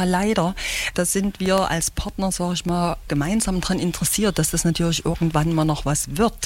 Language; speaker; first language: German; native; German